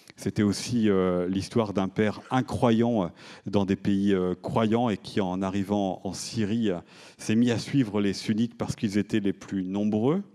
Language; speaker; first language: French; native; French